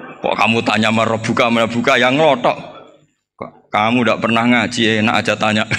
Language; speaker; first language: Indonesian; non-native, local second language; Javanese